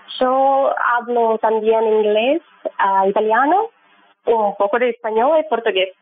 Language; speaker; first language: Spanish; non-native, learner; Russian